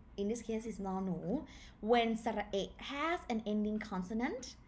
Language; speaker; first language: English; non-native, fluent; Thai